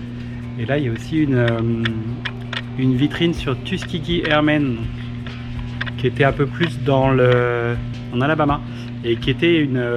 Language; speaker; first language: French; native; French